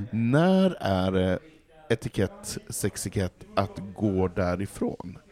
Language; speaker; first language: Swedish; native; Swedish